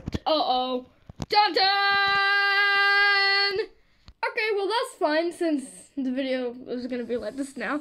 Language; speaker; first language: English; native; English